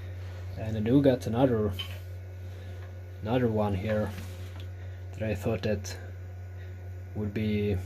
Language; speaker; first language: English; non-native, fluent; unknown